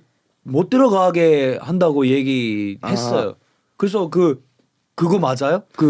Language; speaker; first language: Korean; non-native, fluent; English